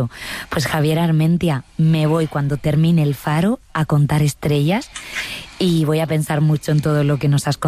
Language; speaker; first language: Spanish; native; Spanish